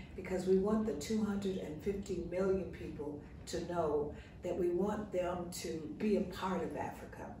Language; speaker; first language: English; native; English